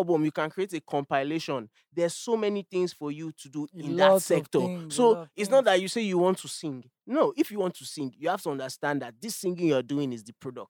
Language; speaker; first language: English; non-native, local second language; Yoruba